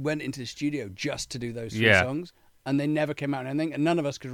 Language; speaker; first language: English; native; English